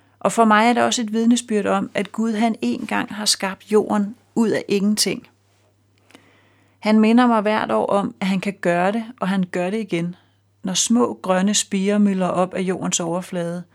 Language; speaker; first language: Danish; native; Danish